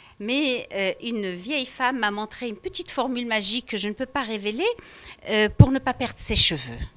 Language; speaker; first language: French; native; French